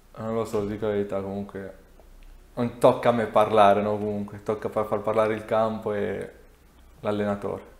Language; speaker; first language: Italian; early bilingual, other home language; Serbian